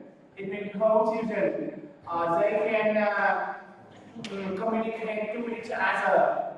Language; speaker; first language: English; non-native, learner; Vietnamese